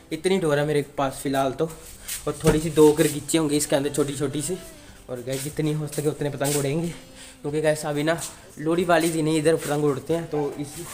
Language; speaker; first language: Hindi; non-native, local second language; Punjabi